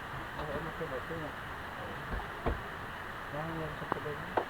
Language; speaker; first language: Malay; non-native, local second language; Sundanese